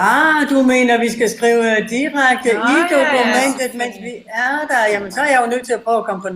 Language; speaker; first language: Danish; native; Danish